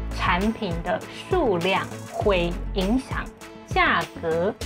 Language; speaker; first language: Chinese; native; Chinese